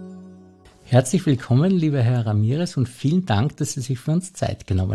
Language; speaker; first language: German; native; German